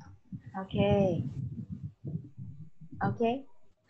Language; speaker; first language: English; non-native, learner; Vietnamese